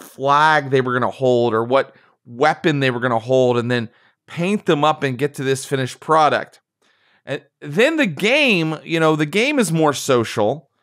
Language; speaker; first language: English; native; English